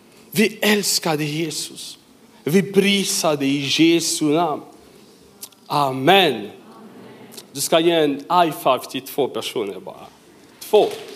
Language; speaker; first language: Swedish; non-native, fluent; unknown